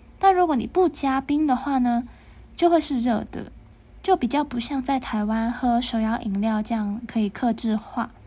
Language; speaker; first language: Chinese; non-native, local second language; Cantonese